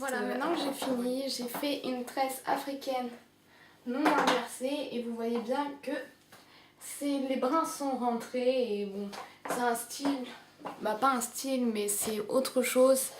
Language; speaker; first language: French; native; French